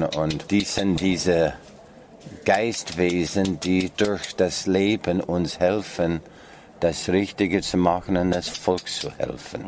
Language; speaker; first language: German; non-native, fluent; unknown